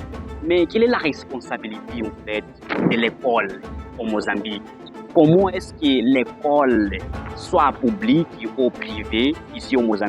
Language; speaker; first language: French; non-native, fluent; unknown